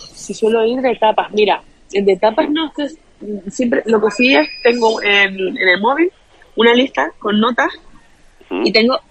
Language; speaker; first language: Spanish; native; Spanish